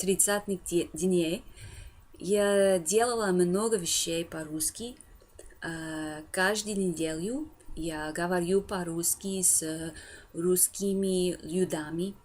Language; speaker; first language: Russian; non-native, learner; English